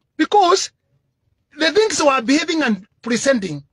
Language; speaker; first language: English; non-native, local second language; Swahili